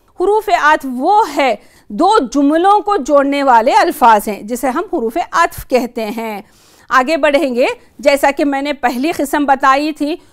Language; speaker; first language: Urdu; native; Urdu